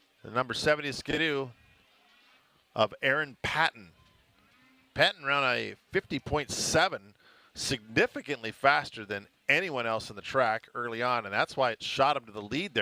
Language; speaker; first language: English; native; English